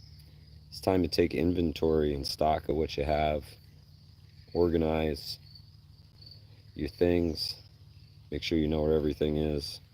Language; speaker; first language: English; native; English